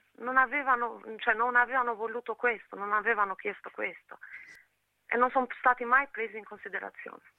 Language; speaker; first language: Italian; non-native, fluent; Albanian